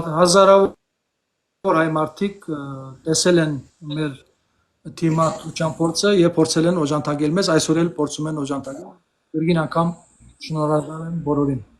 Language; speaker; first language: Armenian; early bilingual, heritage; Armenian